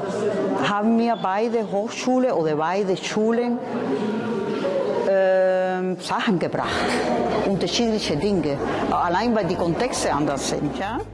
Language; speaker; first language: German; non-native, fluent; Spanish